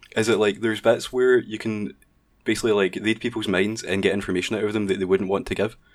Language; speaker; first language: English; native; English